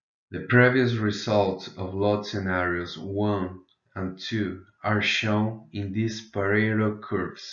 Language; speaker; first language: English; non-native, fluent; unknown